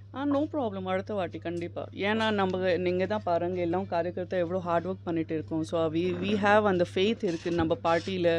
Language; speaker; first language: Tamil; non-native, fluent; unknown